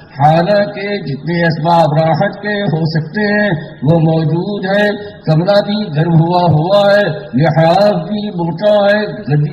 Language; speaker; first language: Urdu; native; Urdu